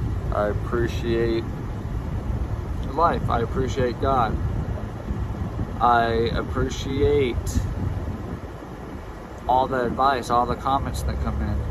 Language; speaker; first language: English; native; English